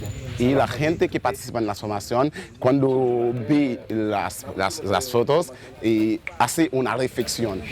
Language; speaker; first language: Spanish; non-native, learner; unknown